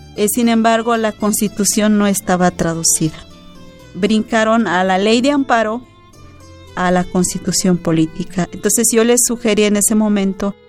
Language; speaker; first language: Spanish; non-native, local second language; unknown